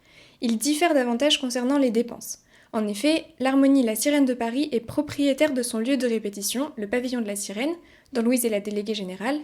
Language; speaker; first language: French; native; French